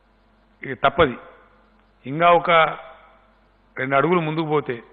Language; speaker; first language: Telugu; native; Telugu